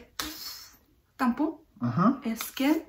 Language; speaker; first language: French; non-native, learner; Korean